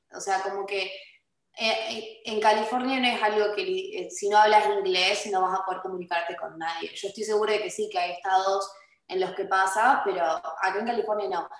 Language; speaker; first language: Spanish; native; Spanish